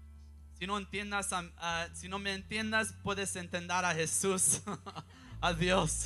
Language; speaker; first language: Spanish; early bilingual, heritage; English